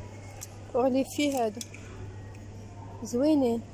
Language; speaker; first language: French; non-native, local second language; Arabic